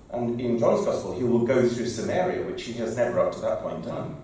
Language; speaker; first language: English; native; English